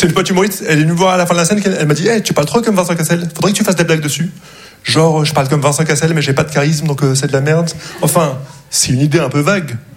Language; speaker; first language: French; non-native, local second language; Arabic